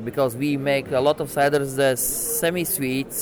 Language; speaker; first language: English; non-native, learner; Latvian